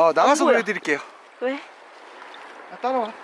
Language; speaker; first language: Korean; native; Korean